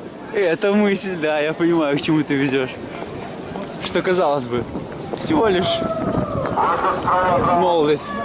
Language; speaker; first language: Russian; native; Russian